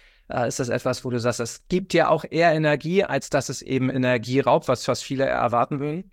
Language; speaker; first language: German; native; German